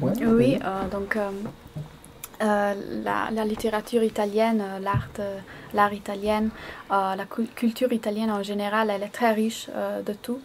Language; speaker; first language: French; non-native, fluent; Italian